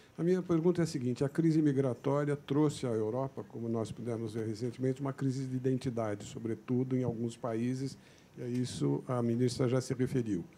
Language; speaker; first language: Portuguese; native; Portuguese